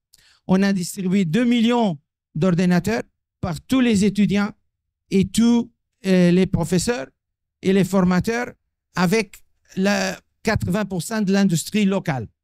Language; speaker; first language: French; non-native, fluent; Portuguese